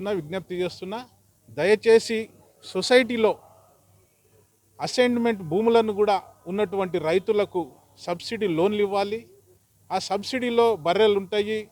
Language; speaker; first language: Telugu; non-native, local second language; Lambadi